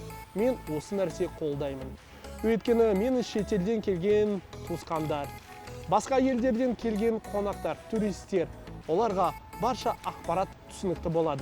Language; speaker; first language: Kazakh; non-native, learner; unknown